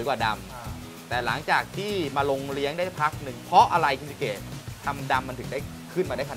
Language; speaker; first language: Thai; native; Thai